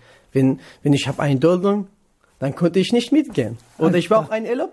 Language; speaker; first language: German; non-native, learner; Kurdish